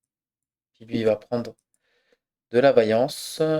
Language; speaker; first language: French; native; French